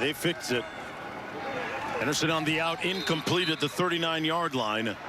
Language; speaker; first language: English; native; English